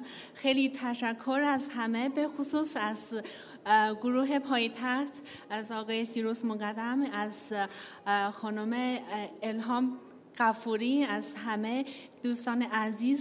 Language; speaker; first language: Persian; non-native, learner; Chinese